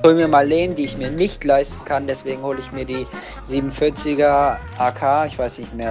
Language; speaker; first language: German; native; German